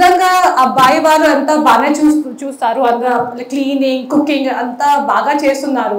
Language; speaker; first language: Telugu; non-native, learner; Hindi